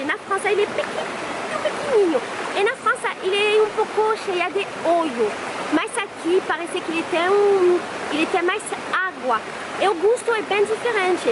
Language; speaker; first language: Portuguese; non-native, fluent; French